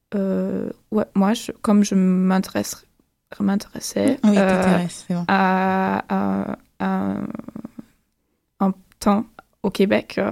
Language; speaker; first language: French; non-native, fluent; German